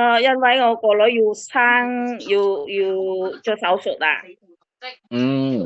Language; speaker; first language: Cantonese; non-native, learner; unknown